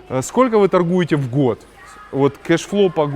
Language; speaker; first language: Russian; native; Russian